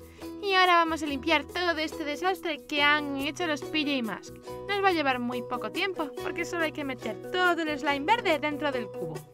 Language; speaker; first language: Spanish; native; Spanish